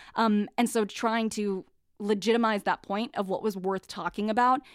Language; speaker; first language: English; native; English